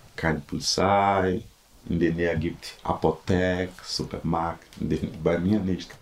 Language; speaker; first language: German; non-native, learner; Portuguese